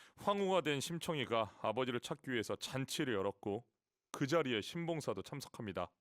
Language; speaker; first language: Korean; native; Korean